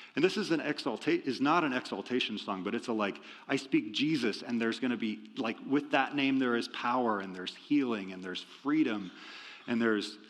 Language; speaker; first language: English; native; English